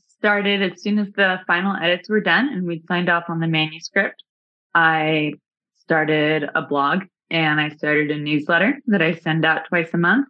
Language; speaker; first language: English; native; English